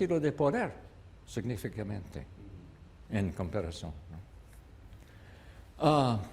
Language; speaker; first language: Spanish; non-native, learner; English